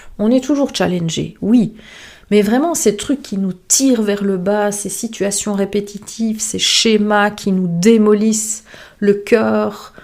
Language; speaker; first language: French; native; French